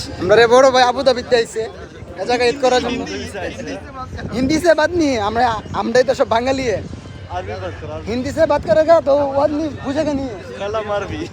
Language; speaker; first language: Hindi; non-native, learner; Bangla